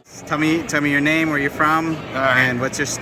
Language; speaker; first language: English; native; English